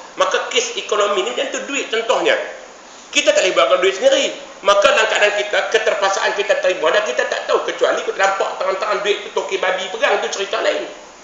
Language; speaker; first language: Malay; native; Malay